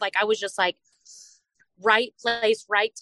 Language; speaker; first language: English; native; English